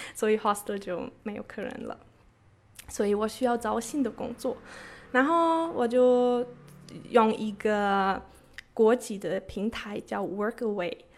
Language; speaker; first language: Chinese; non-native, fluent; German